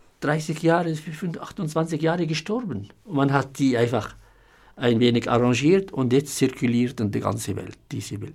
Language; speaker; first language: German; non-native, fluent; Arabic